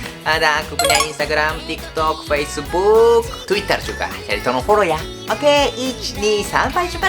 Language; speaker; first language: Indonesian; non-native, learner; Japanese